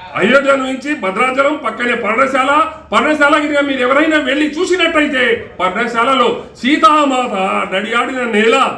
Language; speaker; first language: Telugu; non-native, local second language; Lambadi